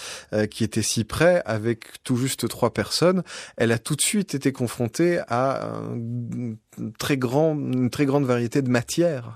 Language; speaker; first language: French; native; French